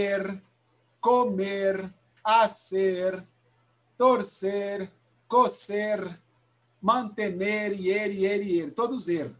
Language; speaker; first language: Spanish; non-native, learner; Portuguese